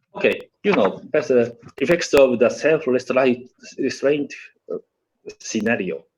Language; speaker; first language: English; non-native, learner; Japanese